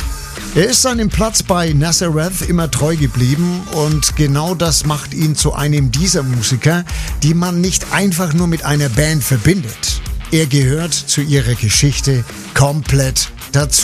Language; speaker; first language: German; native; German